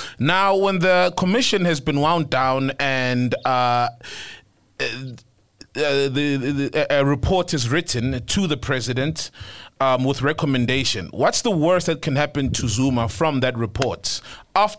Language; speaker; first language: English; non-native, local second language; Zulu